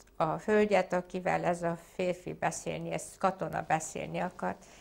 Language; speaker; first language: Hungarian; native; Hungarian